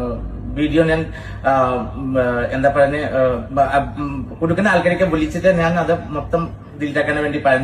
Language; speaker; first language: Malayalam; non-native, local second language; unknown